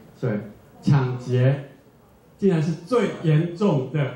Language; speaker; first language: Chinese; native; Chinese